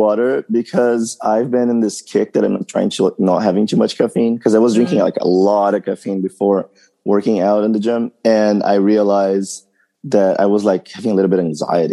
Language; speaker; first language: English; non-native, fluent; Portuguese